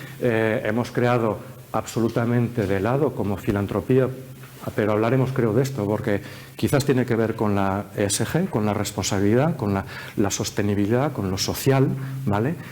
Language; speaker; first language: Spanish; early bilingual, heritage; Spanish